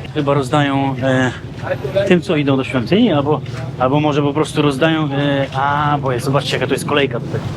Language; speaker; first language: Polish; native; Polish